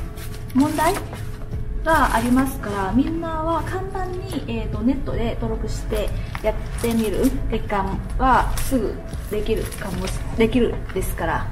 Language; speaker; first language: Japanese; non-native, learner; Vietnamese